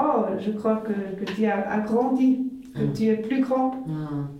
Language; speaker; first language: French; non-native, fluent; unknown